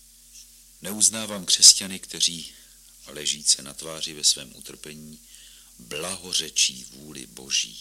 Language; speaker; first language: Czech; native; Czech